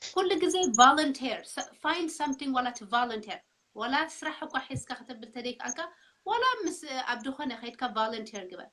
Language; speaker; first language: Tigrinya; early bilingual, heritage; Tigrinya